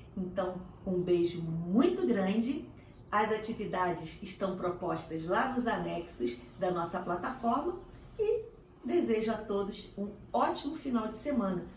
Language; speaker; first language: Portuguese; native; Portuguese